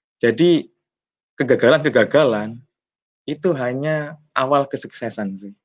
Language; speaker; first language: Indonesian; native; Indonesian